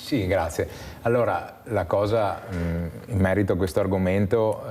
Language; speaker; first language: Italian; native; Italian